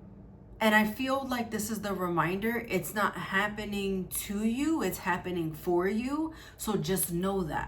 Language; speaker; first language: English; native; English